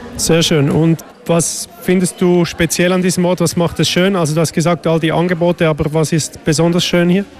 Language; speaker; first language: German; native; German